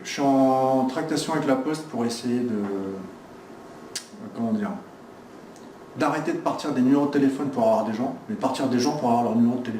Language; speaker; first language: French; native; French